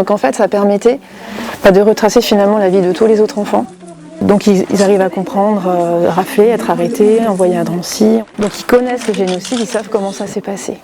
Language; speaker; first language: French; native; French